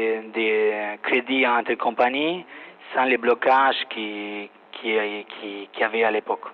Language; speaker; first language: French; non-native, fluent; Spanish